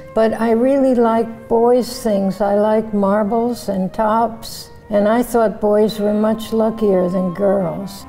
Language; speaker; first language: English; native; English